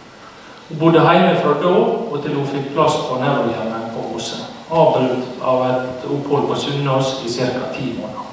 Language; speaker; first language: Norwegian; native; Norwegian